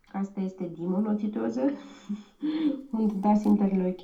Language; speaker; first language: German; non-native, learner; Romanian